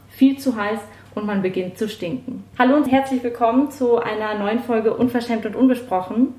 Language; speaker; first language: German; native; German